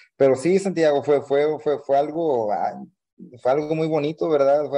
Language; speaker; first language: Spanish; native; Spanish